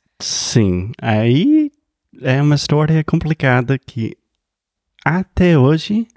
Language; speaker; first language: Portuguese; non-native, fluent; English